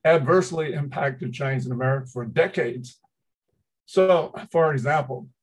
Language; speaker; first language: English; early bilingual, other home language; Chinese